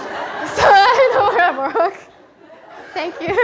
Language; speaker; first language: English; non-native, learner; Japanese